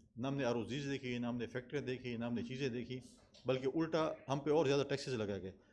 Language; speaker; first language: Urdu; non-native, local second language; Pashto